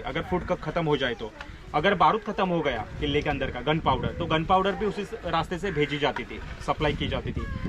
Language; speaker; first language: Hindi; non-native, local second language; Marathi